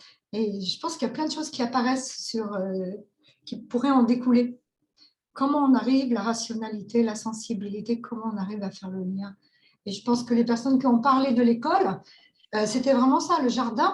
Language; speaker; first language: French; native; French